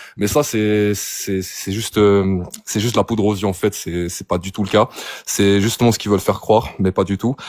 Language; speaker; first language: French; early bilingual, other home language; Arabic